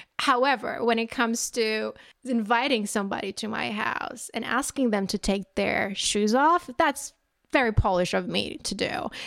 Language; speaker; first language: English; non-native, fluent; Polish